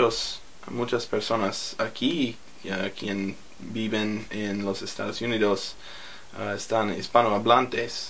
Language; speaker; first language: Spanish; non-native, learner; English